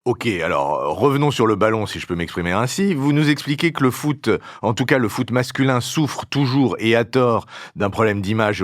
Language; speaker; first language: French; native; French